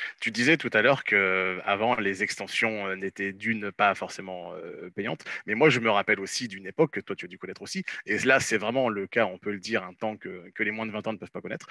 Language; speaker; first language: French; native; French